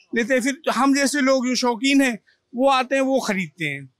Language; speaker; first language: Hindi; native; Hindi